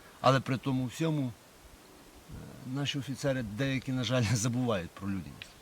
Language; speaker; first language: Ukrainian; native; Ukrainian